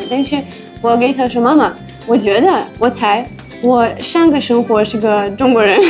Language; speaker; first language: Chinese; non-native, fluent; Russian